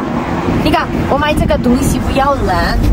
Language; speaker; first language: Chinese; non-native, learner; Ukrainian